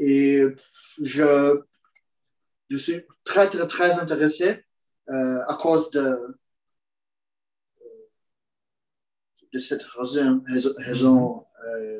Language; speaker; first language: French; non-native, learner; Portuguese